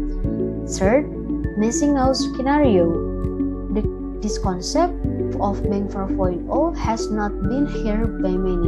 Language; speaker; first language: English; non-native, learner; Indonesian